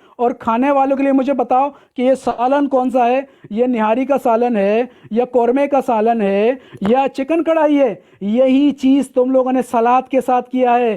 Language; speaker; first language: Urdu; native; Urdu